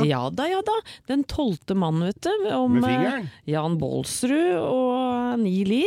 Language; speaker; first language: Norwegian; native; Norwegian